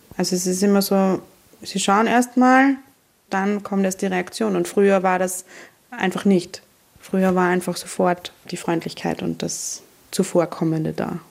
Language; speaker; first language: German; native; German